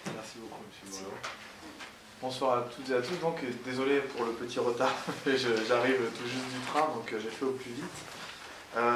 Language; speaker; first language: French; native; French